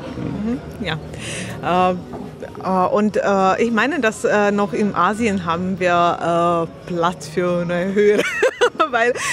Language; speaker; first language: German; non-native, learner; Slovak